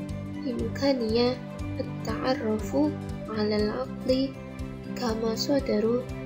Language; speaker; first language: Arabic; non-native, learner; Indonesian